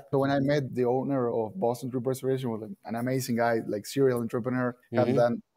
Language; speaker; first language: English; non-native, fluent; Spanish